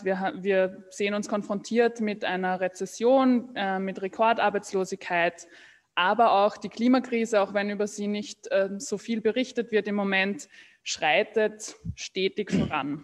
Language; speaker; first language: German; native; German